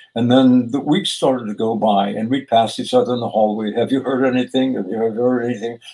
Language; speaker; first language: English; native; English